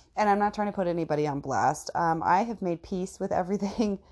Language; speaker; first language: English; native; English